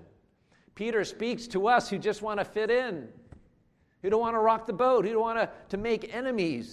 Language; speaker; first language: English; native; English